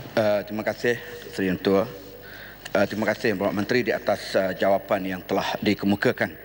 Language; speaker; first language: Malay; native; Malay